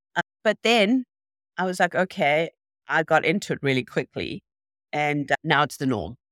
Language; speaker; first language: English; native; English